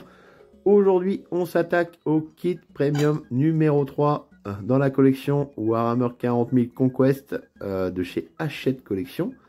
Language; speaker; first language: French; native; French